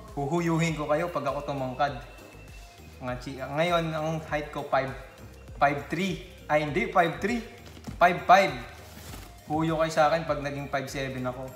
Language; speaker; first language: Filipino; native; Filipino